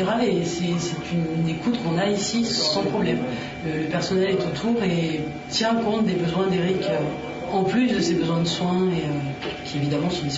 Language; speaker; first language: French; native; French